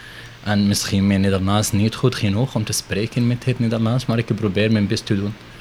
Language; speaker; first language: Dutch; non-native, learner; Arabic